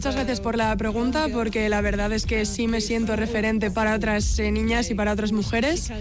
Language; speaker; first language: Spanish; non-native, fluent; English